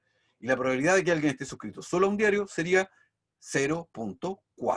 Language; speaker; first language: Spanish; native; Spanish